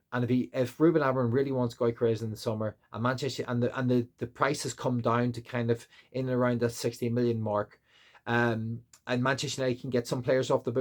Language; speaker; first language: English; native; English